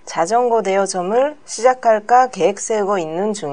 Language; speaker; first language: Korean; non-native, learner; Japanese